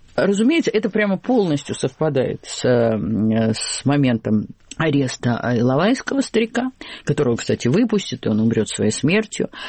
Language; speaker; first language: Russian; native; Russian